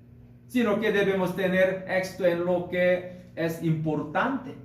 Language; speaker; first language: Spanish; non-native, learner; Korean